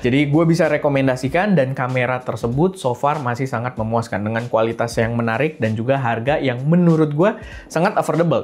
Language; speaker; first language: Indonesian; native; Indonesian